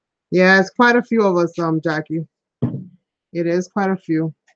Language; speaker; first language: English; early bilingual, other home language; Spanish